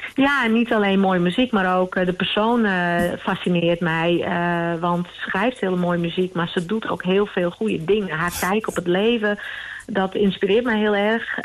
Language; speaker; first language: Dutch; non-native, local second language; Western Frisian